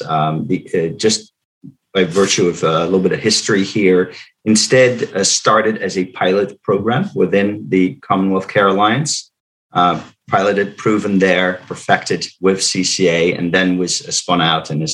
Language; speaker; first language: English; non-native, fluent; Dutch